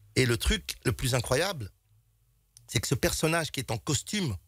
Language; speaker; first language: French; native; French